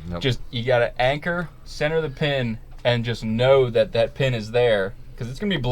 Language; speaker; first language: English; native; English